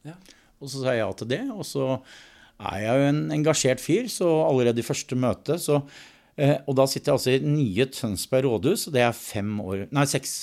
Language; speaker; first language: Norwegian; native; Norwegian